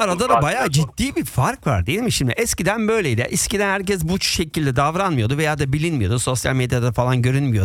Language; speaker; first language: Turkish; early bilingual, other home language; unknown